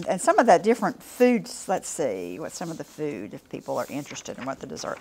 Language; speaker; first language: English; native; English